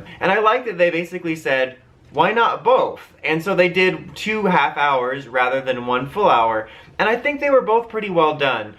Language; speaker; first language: English; native; English